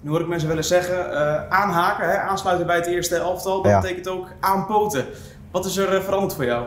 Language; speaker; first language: Dutch; native; Dutch